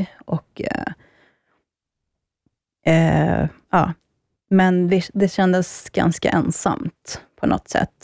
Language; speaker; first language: Swedish; early bilingual, other home language; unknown